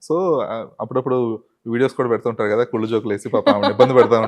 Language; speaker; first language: Telugu; native; Telugu